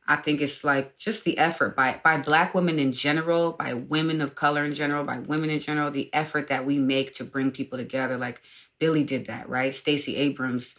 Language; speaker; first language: English; native; English